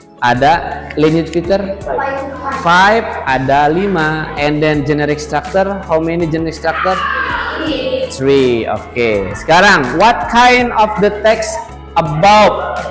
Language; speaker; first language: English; non-native, learner; Indonesian